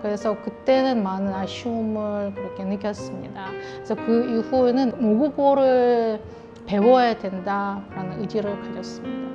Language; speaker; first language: Korean; non-native, fluent; Russian